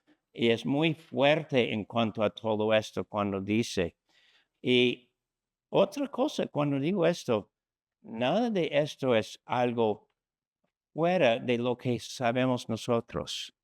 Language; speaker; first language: Spanish; non-native, fluent; English